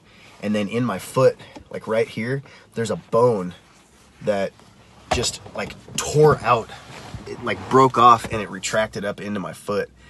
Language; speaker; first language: English; native; English